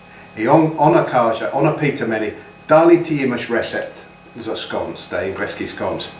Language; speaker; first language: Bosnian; non-native, learner; English